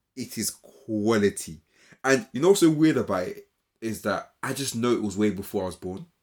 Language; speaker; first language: English; native; English